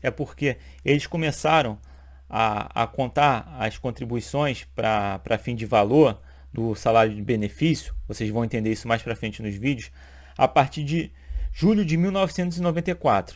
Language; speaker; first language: Portuguese; native; Portuguese